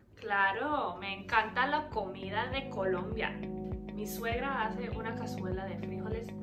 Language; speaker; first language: Spanish; non-native, fluent; English